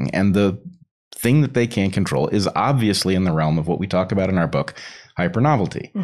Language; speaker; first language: English; native; English